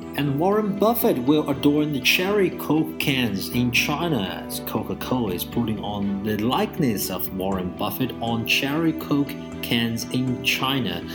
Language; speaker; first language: English; non-native, fluent; Chinese